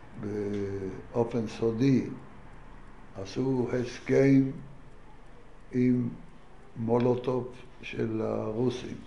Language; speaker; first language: Hebrew; non-native, fluent; Yiddish